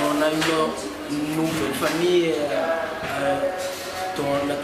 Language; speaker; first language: French; non-native, local second language; Malagasy